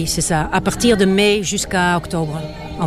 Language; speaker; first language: French; non-native, fluent; Dutch